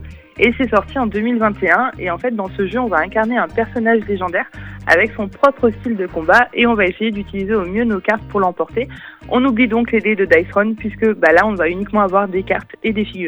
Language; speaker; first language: French; native; French